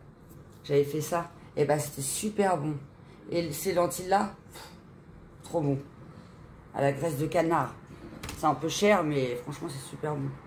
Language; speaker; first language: French; native; French